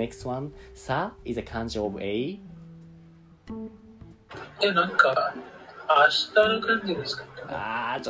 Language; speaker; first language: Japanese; non-native, learner; English